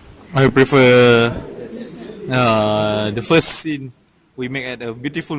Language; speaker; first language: English; non-native, learner; Malay